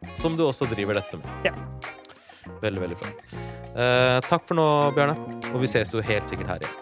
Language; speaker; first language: Norwegian; early bilingual, other home language; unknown